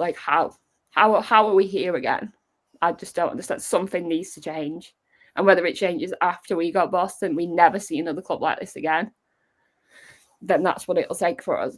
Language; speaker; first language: English; native; English